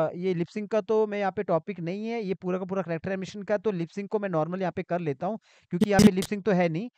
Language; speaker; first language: Hindi; native; Hindi